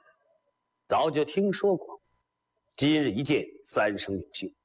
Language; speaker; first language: Chinese; native; Chinese